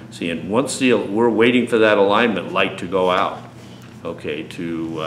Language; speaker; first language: English; native; English